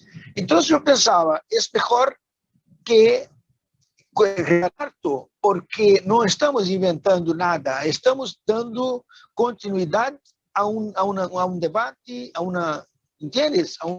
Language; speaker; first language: Spanish; non-native, fluent; Portuguese